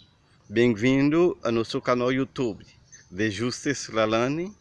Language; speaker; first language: Portuguese; non-native, learner; Haitian Creole